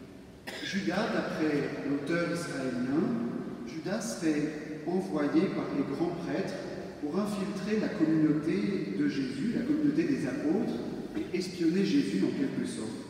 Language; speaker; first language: French; native; French